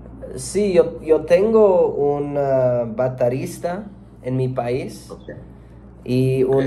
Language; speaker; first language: Spanish; non-native, learner; English